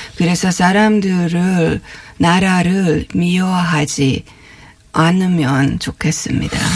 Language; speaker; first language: Korean; non-native, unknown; Hungarian